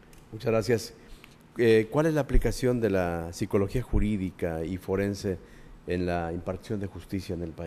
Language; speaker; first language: Spanish; native; Spanish